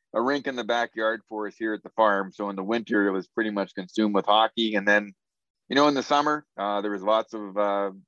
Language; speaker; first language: English; native; English